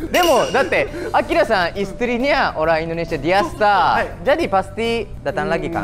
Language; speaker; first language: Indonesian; non-native, fluent; Japanese